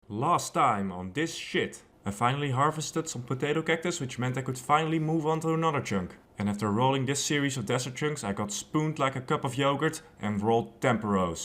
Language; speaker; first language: English; non-native, fluent; Dutch